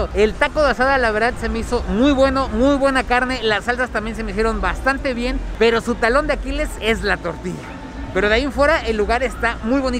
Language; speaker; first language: Spanish; native; Spanish